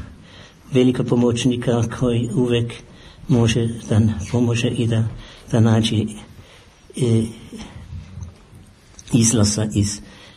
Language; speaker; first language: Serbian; non-native, fluent; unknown